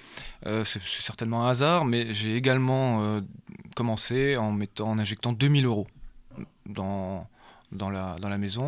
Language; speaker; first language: French; native; French